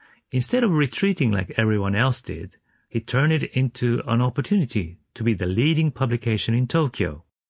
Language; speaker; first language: English; non-native, fluent; Japanese